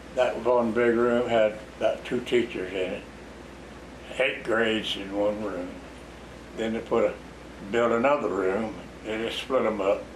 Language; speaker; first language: English; native; English